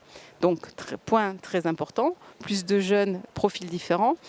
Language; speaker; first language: French; native; French